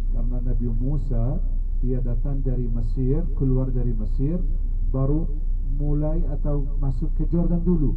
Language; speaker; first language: Indonesian; non-native, fluent; Arabic